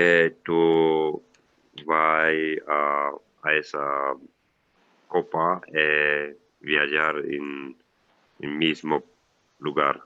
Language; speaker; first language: Spanish; non-native, learner; Italian